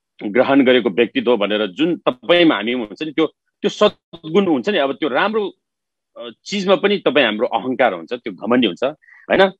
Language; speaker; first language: Nepali; non-native, local second language; Eastern Tamang